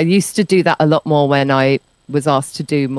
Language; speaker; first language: English; native; English